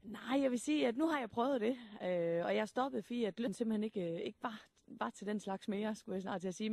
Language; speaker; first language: Danish; native; Danish